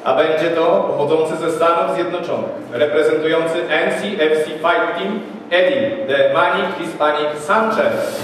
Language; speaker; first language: Polish; native; Polish